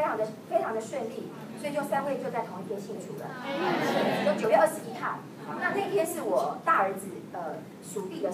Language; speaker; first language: Chinese; native; Chinese